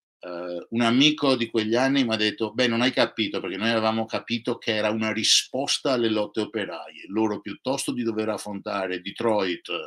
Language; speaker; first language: Italian; native; Italian